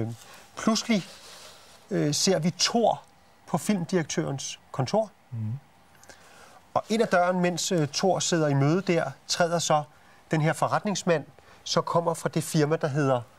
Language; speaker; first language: Danish; native; Danish